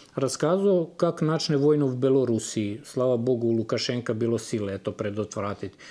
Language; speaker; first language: Russian; non-native, fluent; Serbian